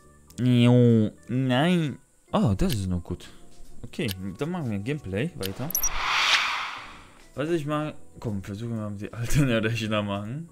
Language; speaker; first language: German; non-native, learner; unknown